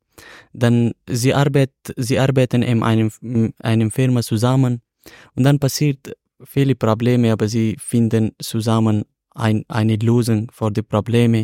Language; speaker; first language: German; non-native, learner; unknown